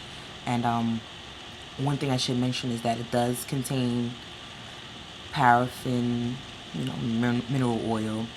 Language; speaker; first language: English; native; English